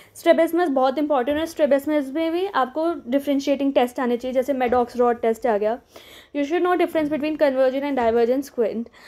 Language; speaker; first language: Hindi; native; Hindi